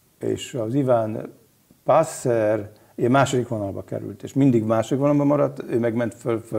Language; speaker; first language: Hungarian; native; Hungarian